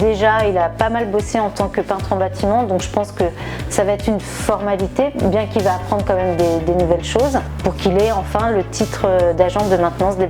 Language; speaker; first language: French; native; French